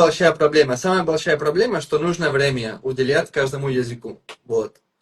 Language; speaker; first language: Russian; non-native, fluent; Catalan